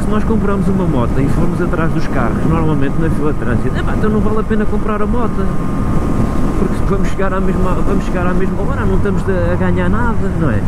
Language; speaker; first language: Portuguese; native; Portuguese